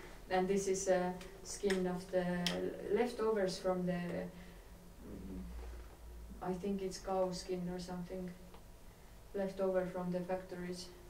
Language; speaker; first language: English; non-native, fluent; Estonian